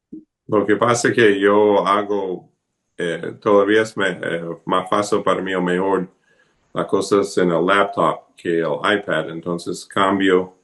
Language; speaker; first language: Spanish; non-native, fluent; English